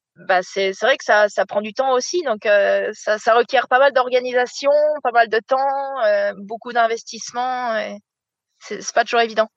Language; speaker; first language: French; native; French